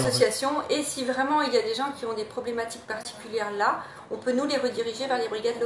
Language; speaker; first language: French; native; French